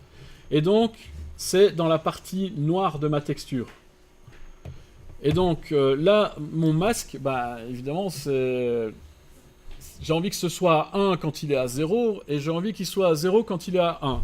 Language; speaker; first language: French; native; French